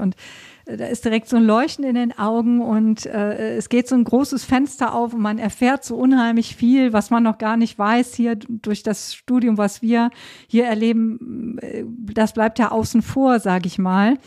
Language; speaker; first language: German; native; German